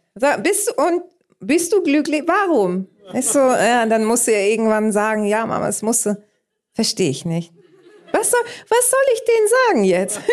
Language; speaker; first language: German; early bilingual, other home language; Greek